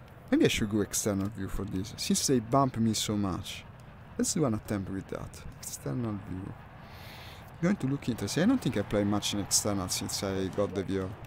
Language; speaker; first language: English; non-native, fluent; Italian